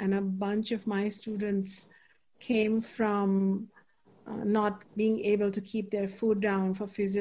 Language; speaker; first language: English; non-native, local second language; Hindi